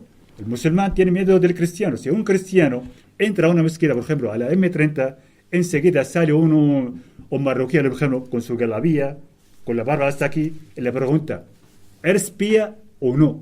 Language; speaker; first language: Spanish; non-native, fluent; Arabic